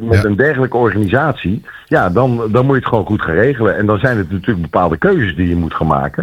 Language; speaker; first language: Dutch; native; Dutch